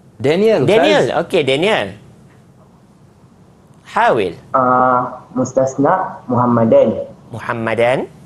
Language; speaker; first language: Arabic; non-native, fluent; Malay